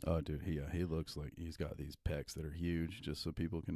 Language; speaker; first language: English; native; English